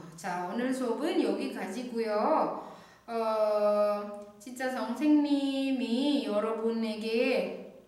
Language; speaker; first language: Korean; non-native, fluent; Indonesian